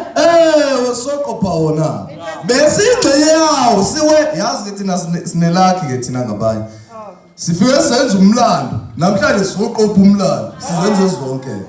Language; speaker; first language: Zulu; non-native, local second language; Xhosa